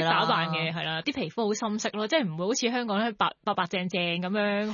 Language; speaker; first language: Cantonese; native; Cantonese